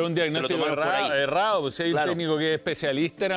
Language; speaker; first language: Spanish; native; Spanish